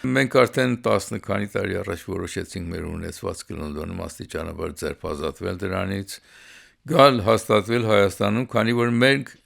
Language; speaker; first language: Armenian; early bilingual, heritage; Armenian